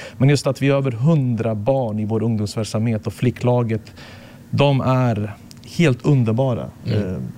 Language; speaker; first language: Swedish; early bilingual, other home language; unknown